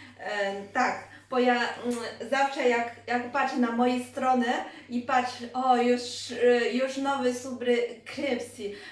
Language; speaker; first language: Polish; non-native, learner; Chinese